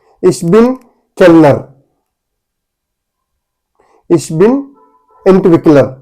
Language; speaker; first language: German; non-native, learner; Telugu